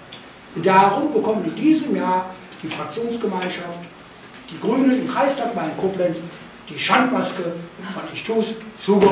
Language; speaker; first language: German; native; German